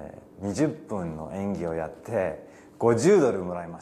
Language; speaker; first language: Japanese; early bilingual, heritage; English